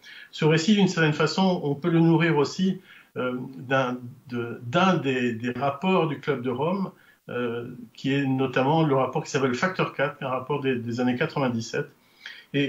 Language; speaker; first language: French; native; French